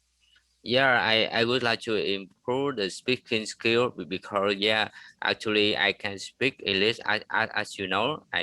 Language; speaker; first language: English; non-native, learner; Vietnamese